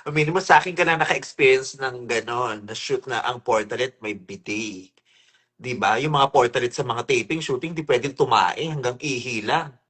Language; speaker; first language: Filipino; native; Filipino